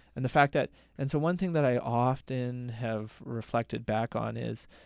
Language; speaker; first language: English; native; English